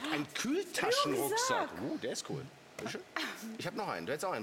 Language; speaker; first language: German; native; German